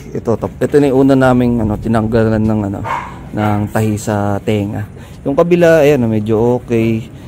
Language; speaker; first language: Filipino; native; Filipino